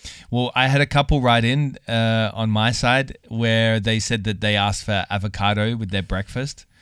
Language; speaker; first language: English; native; English